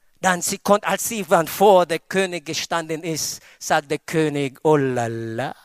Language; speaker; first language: German; non-native, fluent; Filipino